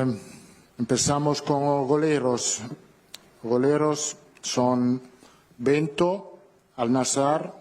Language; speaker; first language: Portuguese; non-native, learner; Italian